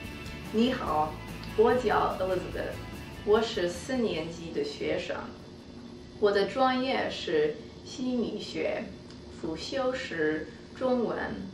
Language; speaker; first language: Chinese; non-native, learner; English